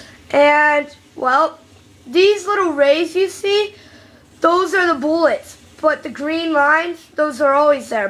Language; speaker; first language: English; native; English